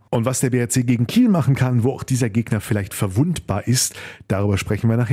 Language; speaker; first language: German; native; German